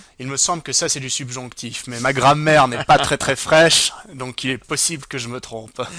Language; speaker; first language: French; native; French